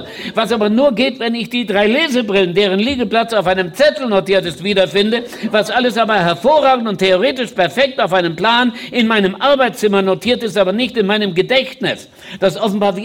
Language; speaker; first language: German; native; German